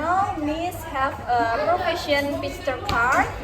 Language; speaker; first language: English; non-native, learner; Indonesian